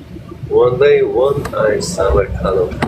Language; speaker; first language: English; non-native, learner; Korean